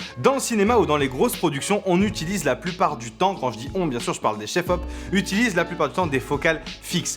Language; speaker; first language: French; native; French